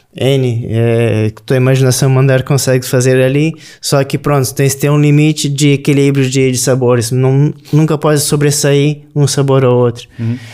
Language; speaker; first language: Portuguese; native; Portuguese